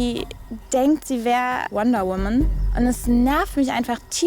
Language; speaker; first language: German; native; German